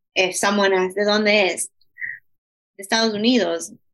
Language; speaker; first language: Spanish; early bilingual, heritage; Spanish